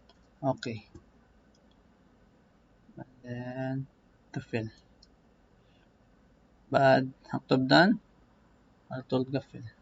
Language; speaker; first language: Arabic; non-native, learner; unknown